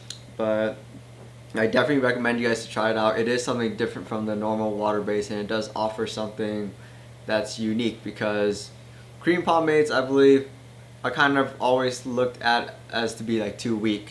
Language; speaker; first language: English; native; English